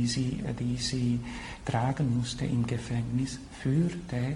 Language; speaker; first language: German; non-native, fluent; Slovak